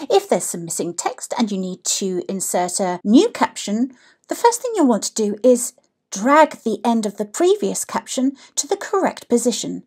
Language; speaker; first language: English; native; English